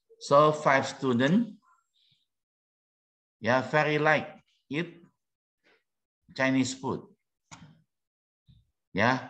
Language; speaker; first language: English; non-native, learner; Indonesian